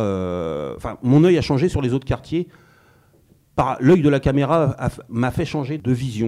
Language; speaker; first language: French; native; French